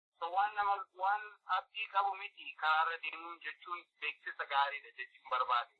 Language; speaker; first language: Oromo; early bilingual, heritage; Oromo